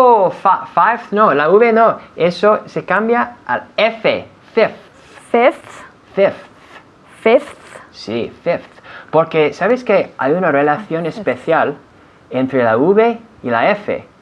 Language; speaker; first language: Spanish; non-native, fluent; English